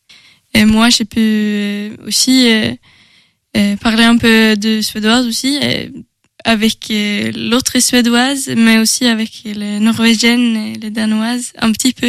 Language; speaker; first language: French; non-native, learner; Swedish